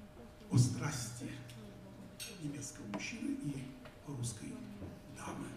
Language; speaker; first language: Russian; native; Russian